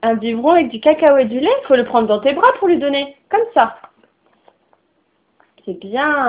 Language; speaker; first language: French; native; French